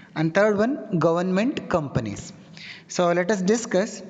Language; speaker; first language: English; non-native, local second language; Kannada